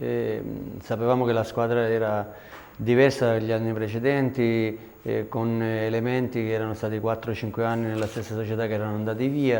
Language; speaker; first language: Italian; native; Italian